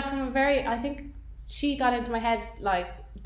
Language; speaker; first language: English; native; English